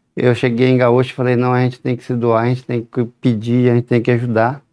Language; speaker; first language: Portuguese; native; Portuguese